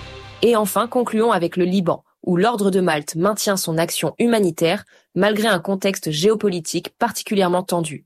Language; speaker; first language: French; native; French